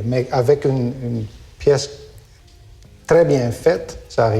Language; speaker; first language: French; non-native, fluent; Dutch